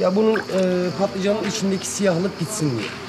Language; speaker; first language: Turkish; native; Turkish